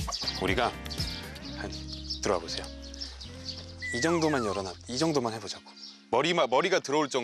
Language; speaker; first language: Korean; native; Korean